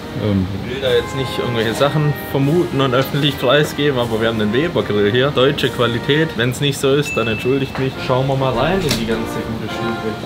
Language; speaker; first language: German; native; German